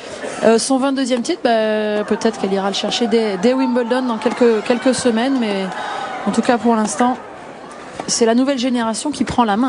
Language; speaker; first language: French; native; French